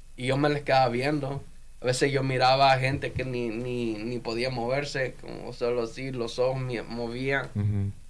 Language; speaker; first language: Spanish; native; Spanish